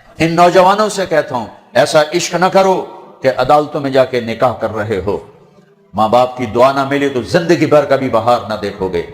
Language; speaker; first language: Urdu; non-native, local second language; Punjabi